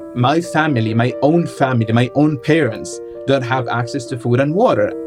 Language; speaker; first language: English; non-native, fluent; Arabic